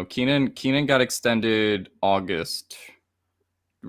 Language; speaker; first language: English; native; English